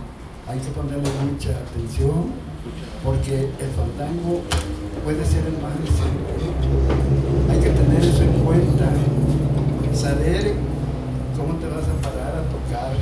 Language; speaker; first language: Spanish; native; Spanish